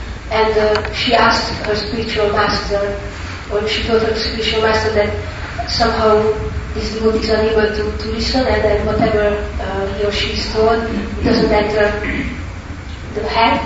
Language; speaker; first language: English; non-native, fluent; Hungarian